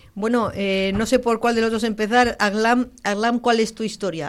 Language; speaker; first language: Spanish; native; Spanish